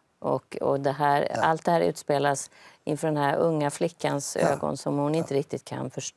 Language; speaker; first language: Swedish; native; Swedish